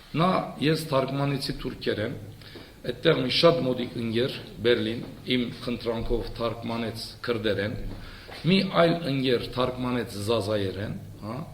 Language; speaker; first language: Armenian; early bilingual, heritage; Armenian